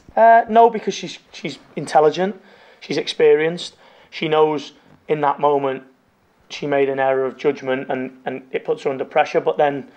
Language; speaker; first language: English; native; English